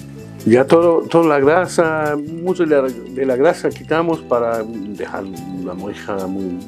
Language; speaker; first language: Spanish; non-native, fluent; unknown